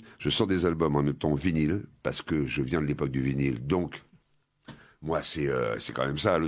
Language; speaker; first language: French; native; French